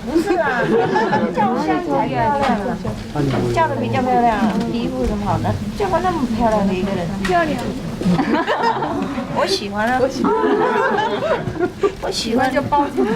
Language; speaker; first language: Chinese; non-native, fluent; Vietnamese